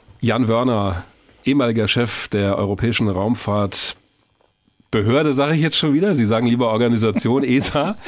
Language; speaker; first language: German; native; German